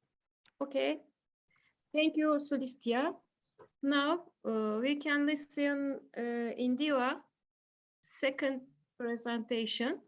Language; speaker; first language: English; non-native, learner; Turkish